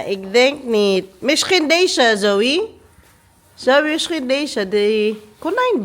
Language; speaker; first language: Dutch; non-native, learner; Filipino